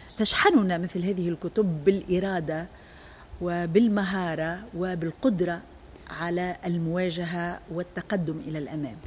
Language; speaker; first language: Arabic; native; Arabic